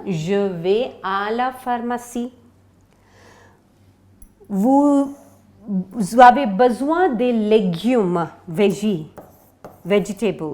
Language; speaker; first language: French; non-native, fluent; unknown